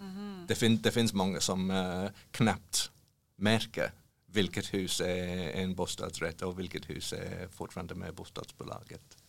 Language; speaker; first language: Swedish; non-native, fluent; English